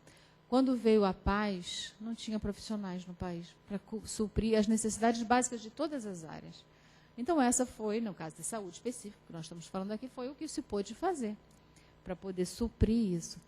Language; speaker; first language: Portuguese; native; Portuguese